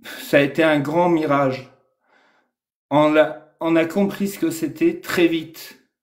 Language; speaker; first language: French; non-native, fluent; Persian